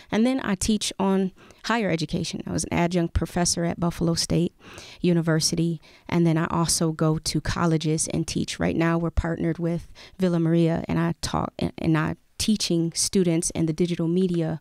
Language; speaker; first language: English; native; English